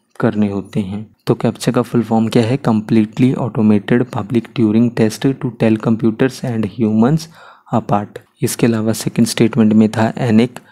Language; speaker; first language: Hindi; native; Hindi